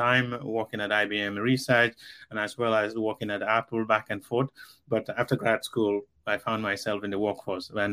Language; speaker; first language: English; non-native, local second language; Mandingo